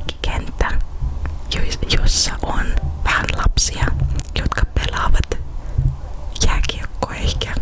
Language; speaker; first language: Finnish; non-native, fluent; Russian